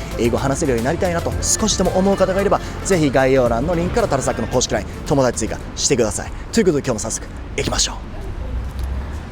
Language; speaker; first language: Japanese; native; Japanese